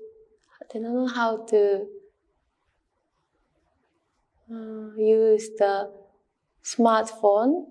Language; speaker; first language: English; non-native, learner; Japanese